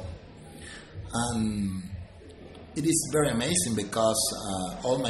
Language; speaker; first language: English; non-native, learner; Spanish